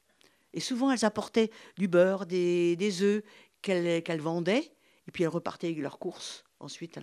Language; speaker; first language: French; native; French